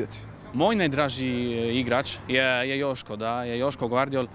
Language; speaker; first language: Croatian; non-native, learner; Polish